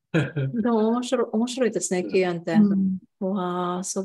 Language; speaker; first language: Japanese; non-native, fluent; Tatar